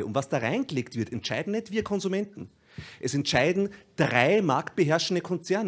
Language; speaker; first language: German; native; German